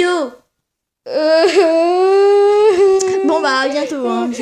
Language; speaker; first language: French; native; French